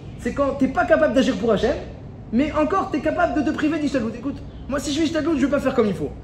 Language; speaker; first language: French; native; French